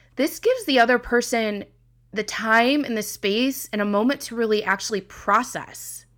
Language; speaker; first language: English; native; English